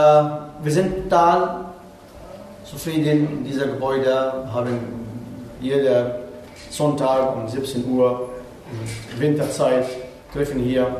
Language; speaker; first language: German; non-native, learner; Arabic